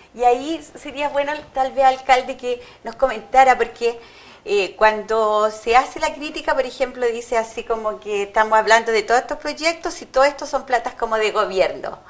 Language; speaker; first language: Spanish; native; Spanish